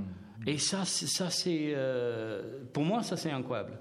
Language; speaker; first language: French; non-native, fluent; English